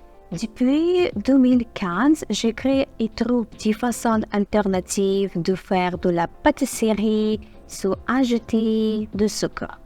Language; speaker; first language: French; non-native, fluent; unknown